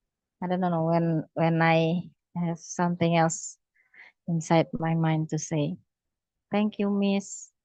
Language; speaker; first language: English; non-native, learner; Indonesian